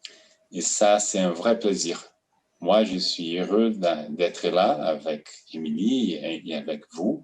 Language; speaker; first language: French; non-native, fluent; Portuguese